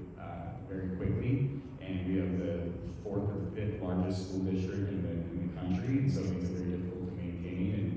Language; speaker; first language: English; native; English